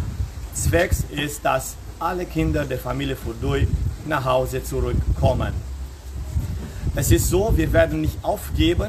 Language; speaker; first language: German; non-native, fluent; Romanian